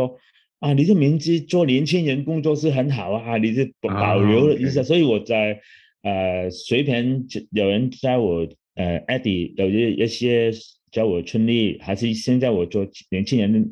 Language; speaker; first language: Chinese; non-native, local second language; Cantonese